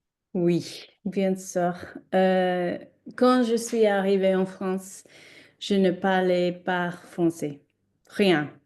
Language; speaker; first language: French; non-native, learner; English